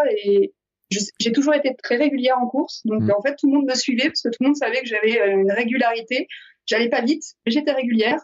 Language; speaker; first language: French; native; French